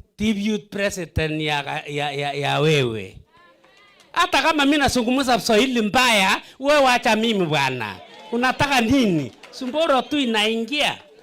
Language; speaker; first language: Swahili; non-native, local second language; Kalenjin